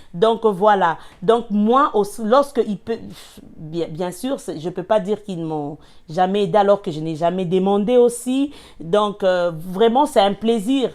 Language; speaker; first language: French; non-native, local second language; Lingala